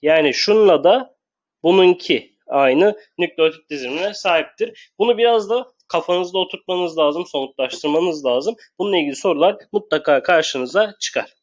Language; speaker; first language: Turkish; native; Turkish